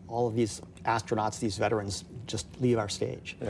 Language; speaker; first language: English; native; English